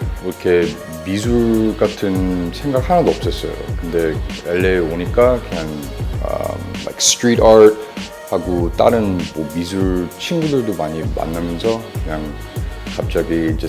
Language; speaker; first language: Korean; early bilingual, heritage; Korean